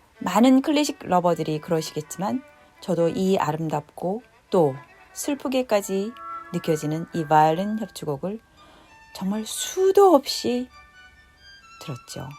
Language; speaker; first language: Korean; native; Korean